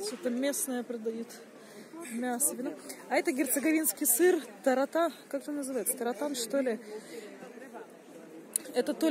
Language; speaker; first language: Russian; native; Russian